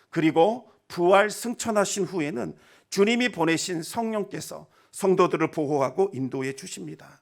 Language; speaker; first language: Korean; native; Korean